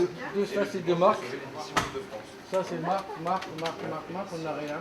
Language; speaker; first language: French; native; French